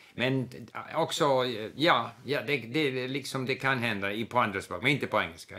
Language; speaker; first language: Swedish; early bilingual, other home language; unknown